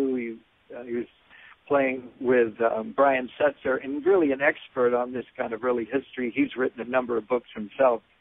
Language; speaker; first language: English; native; English